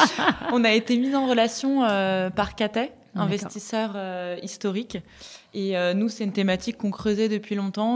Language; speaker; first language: French; native; French